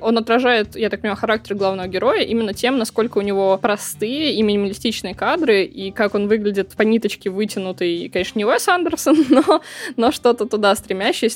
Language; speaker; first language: Russian; native; Russian